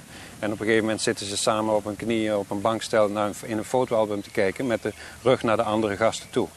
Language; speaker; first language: Dutch; native; Dutch